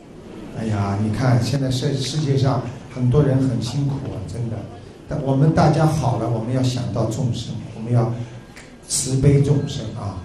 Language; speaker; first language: Chinese; native; Chinese